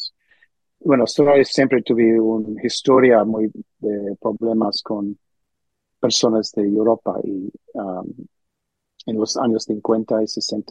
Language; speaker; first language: Spanish; early bilingual, heritage; Spanish